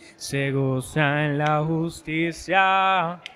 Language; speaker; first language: Spanish; native; Spanish